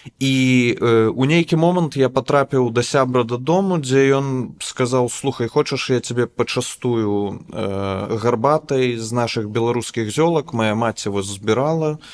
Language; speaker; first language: Belarusian; native; Belarusian